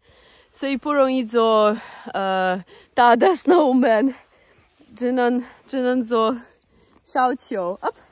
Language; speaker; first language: Chinese; non-native, learner; Russian